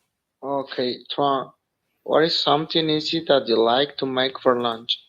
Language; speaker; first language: English; non-native, learner; Spanish